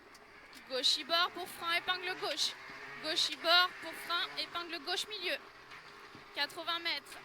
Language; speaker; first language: French; native; French